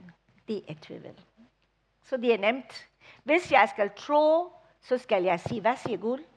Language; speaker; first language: Danish; non-native, fluent; English